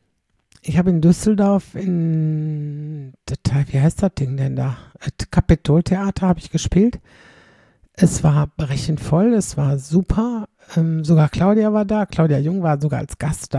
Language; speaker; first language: German; native; German